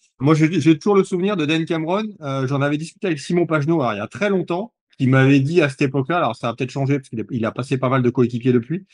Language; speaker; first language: French; native; French